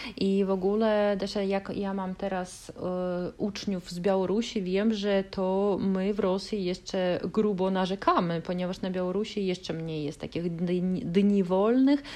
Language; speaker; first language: Polish; non-native, fluent; Russian